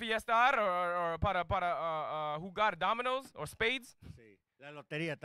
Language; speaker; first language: Spanish; non-native, learner; English